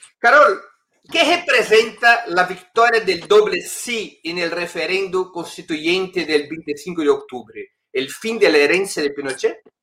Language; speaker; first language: Spanish; non-native, fluent; Portuguese